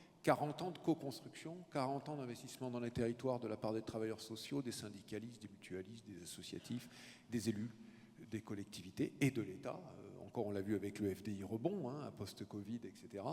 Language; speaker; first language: French; native; French